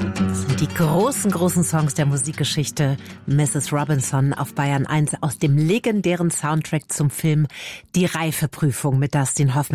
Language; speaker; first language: German; native; German